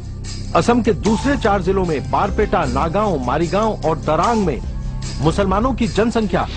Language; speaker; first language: Hindi; native; Hindi